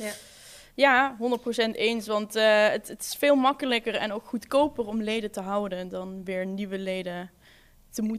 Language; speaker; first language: Dutch; native; Dutch